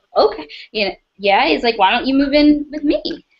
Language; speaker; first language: English; native; English